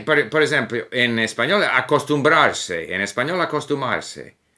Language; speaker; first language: Portuguese; non-native, learner; English